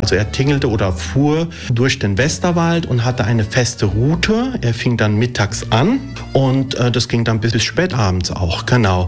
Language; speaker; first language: German; early bilingual, other home language; Italian